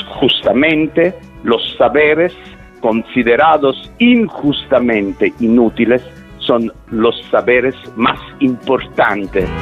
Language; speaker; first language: Spanish; non-native, fluent; Italian